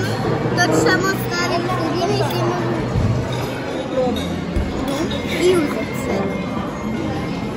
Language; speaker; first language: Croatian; early bilingual, heritage; Croatian